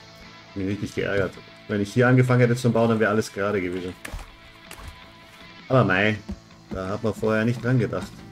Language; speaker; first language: German; native; German